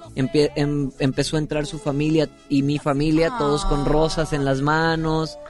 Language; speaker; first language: Spanish; native; Spanish